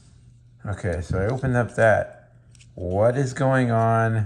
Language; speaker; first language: English; native; English